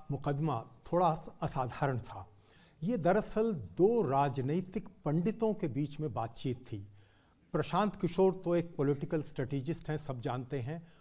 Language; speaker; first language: Hindi; native; Hindi